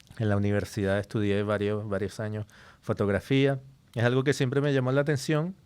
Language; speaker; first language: Spanish; native; Spanish